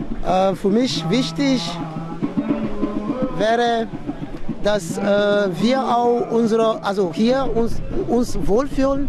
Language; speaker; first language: German; non-native, fluent; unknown